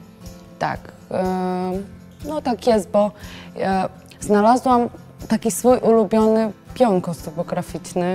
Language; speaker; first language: Polish; non-native, learner; Georgian